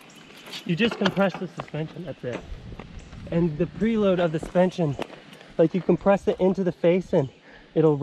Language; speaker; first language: English; native; English